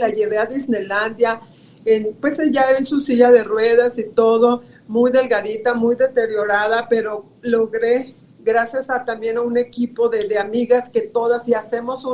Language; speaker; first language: Spanish; native; Spanish